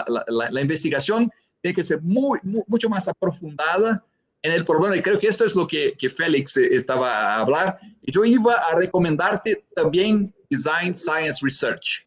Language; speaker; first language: Spanish; non-native, fluent; Portuguese